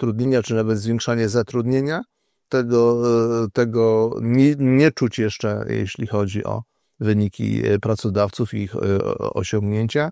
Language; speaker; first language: Polish; native; Polish